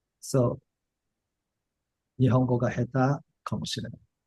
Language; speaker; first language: Japanese; non-native, fluent; English